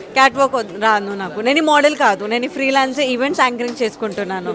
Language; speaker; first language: Telugu; non-native, learner; Hindi